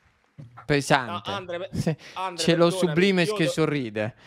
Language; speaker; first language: Italian; native; Italian